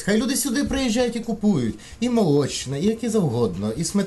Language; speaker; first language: Ukrainian; native; Ukrainian